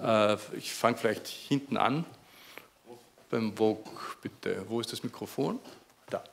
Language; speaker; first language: German; native; German